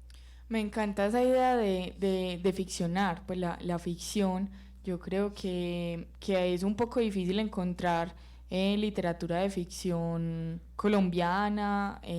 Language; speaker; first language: Spanish; native; Spanish